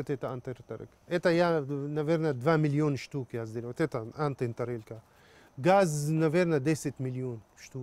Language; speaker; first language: Russian; non-native, learner; Arabic